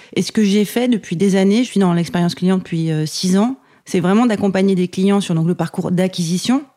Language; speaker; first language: French; native; French